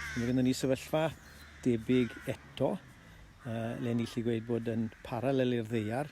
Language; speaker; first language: Welsh; native; Welsh